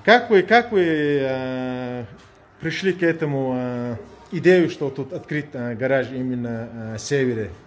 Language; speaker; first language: Russian; non-native, local second language; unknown